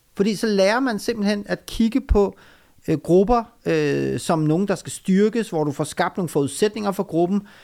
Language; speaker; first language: Danish; early bilingual, other home language; Urdu